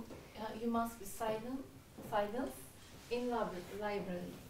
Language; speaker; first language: English; non-native, learner; Turkish